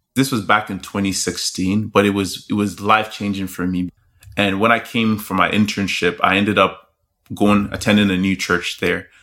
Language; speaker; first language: English; non-native, local second language; Yoruba